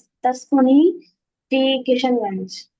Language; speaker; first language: Arabic; non-native, learner; Urdu